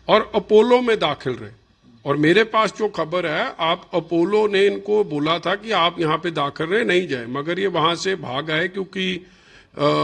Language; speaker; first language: Hindi; non-native, local second language; Punjabi